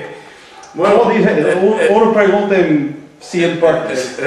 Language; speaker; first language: Spanish; non-native, learner; English